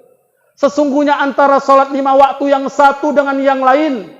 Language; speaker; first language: Indonesian; native; Indonesian